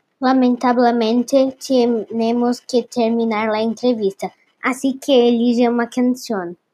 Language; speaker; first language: Spanish; non-native, learner; Portuguese